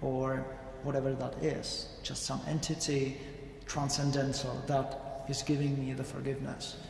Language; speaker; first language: English; non-native, fluent; Czech